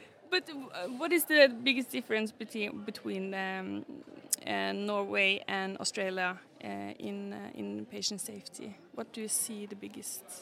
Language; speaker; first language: English; non-native, fluent; Norwegian